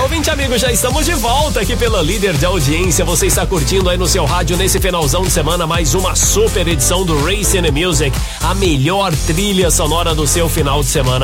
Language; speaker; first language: Portuguese; native; Portuguese